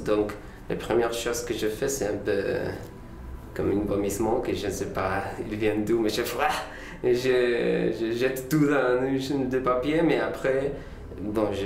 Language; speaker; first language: French; non-native, learner; Spanish